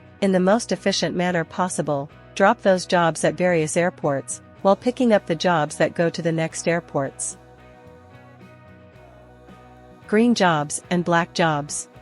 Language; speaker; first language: English; native; English